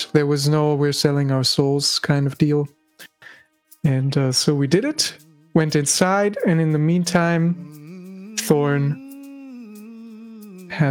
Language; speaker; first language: English; non-native, fluent; German